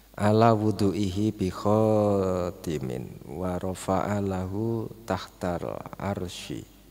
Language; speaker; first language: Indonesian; non-native, local second language; Javanese